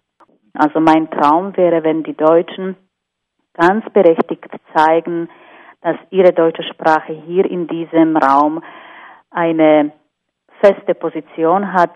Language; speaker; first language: German; non-native, fluent; Slovak